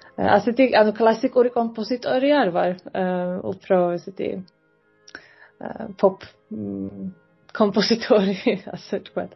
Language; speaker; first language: Georgian; early bilingual, heritage; Georgian